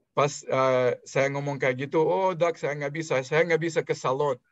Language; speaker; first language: Indonesian; non-native, fluent; Russian